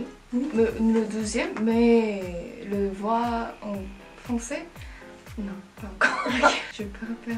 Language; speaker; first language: French; non-native, learner; Korean